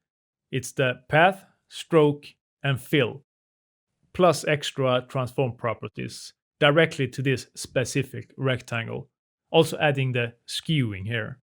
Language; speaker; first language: English; non-native, fluent; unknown